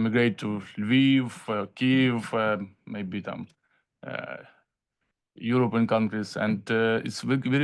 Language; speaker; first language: English; non-native, learner; Ukrainian